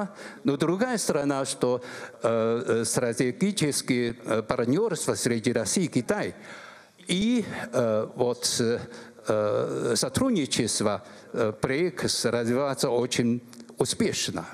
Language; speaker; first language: Russian; non-native, learner; Chinese